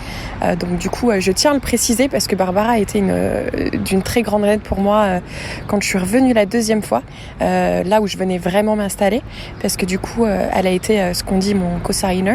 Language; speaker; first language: French; native; French